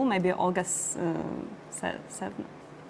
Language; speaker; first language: English; non-native, learner; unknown